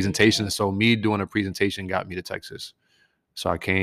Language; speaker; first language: English; native; English